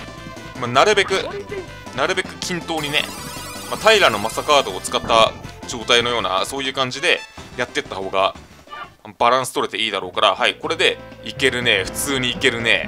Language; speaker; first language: Japanese; native; Japanese